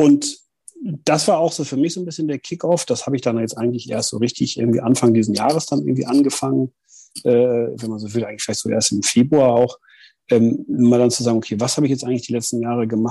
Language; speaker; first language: German; native; German